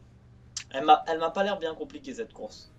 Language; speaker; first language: French; native; French